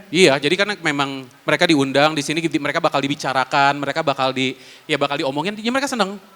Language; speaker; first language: Indonesian; native; Indonesian